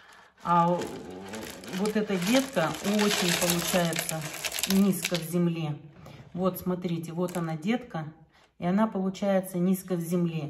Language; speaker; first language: Russian; native; Russian